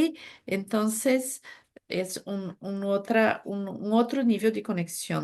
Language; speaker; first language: Spanish; non-native, fluent; Portuguese